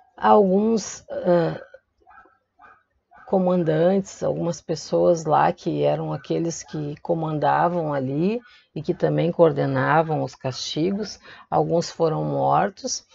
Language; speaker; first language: Portuguese; native; Portuguese